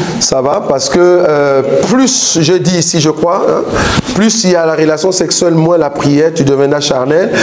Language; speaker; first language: French; non-native, local second language; Lingala